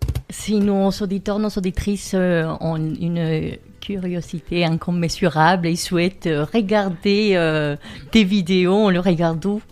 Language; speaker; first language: French; non-native, fluent; Spanish